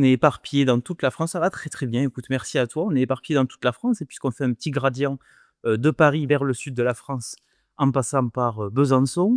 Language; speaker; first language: French; native; French